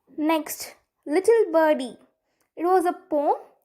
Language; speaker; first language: English; non-native, local second language; Tamil